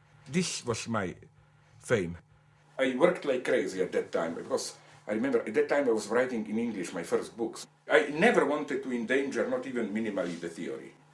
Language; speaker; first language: English; non-native, fluent; Slovenian